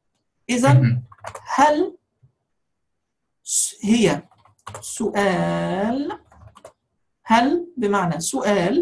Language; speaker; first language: Arabic; non-native, fluent; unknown